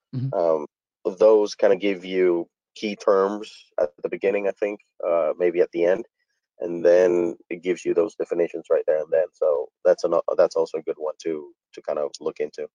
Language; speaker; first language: English; early bilingual, other home language; Spanish